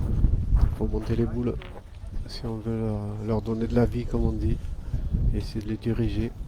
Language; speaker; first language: French; native; French